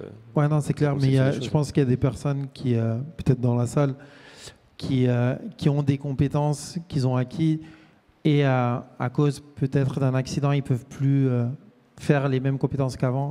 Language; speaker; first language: French; native; French